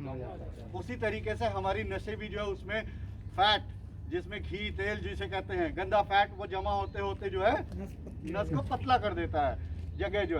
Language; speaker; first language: Hindi; native; Hindi